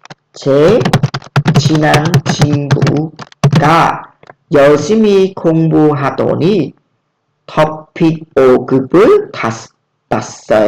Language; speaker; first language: Korean; non-native, fluent; Khmer